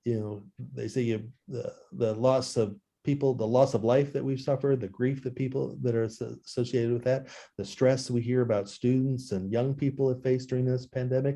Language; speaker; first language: English; native; English